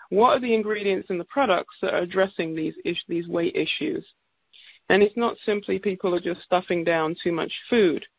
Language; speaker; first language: English; native; English